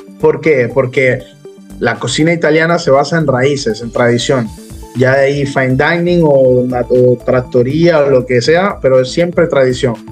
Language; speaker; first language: Spanish; native; Spanish